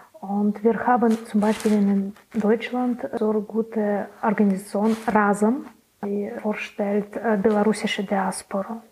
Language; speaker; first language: German; non-native, learner; Belarusian